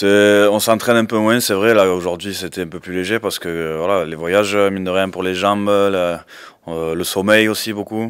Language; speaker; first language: French; native; French